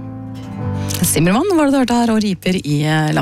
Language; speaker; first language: Norwegian; native; Norwegian